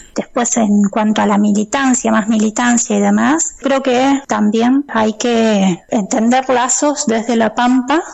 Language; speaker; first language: Spanish; native; Spanish